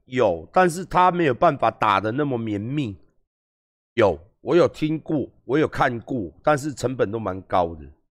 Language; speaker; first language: Chinese; native; Chinese